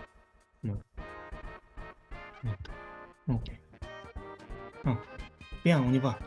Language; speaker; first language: French; non-native, fluent; Japanese